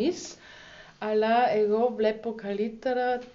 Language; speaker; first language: Greek; non-native, learner; German